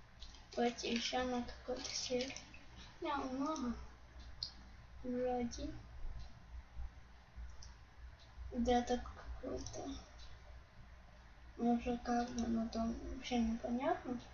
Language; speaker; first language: Russian; non-native, local second language; Ukrainian